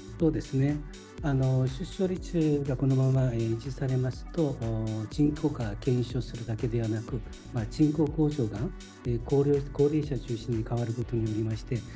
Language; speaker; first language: Japanese; non-native, fluent; Korean